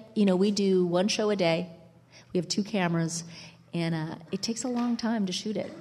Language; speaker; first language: English; early bilingual, other home language; Italian